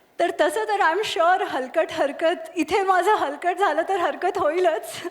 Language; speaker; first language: Marathi; non-native, local second language; Gujarati